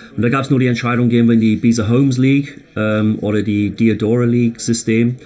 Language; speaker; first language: German; non-native, fluent; English